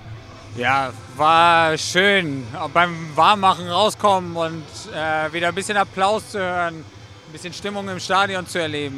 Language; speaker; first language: German; native; German